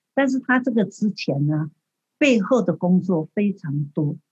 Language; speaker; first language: Chinese; native; Chinese